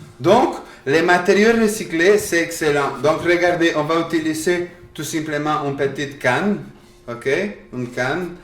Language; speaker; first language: French; non-native, fluent; Spanish